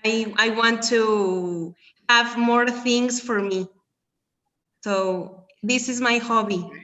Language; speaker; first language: English; non-native, learner; Spanish